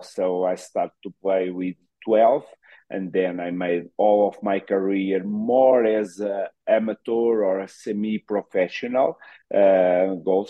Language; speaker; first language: English; non-native, fluent; Portuguese